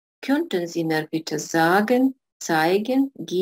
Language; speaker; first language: German; non-native, fluent; Russian